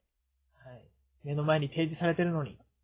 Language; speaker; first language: Japanese; native; Japanese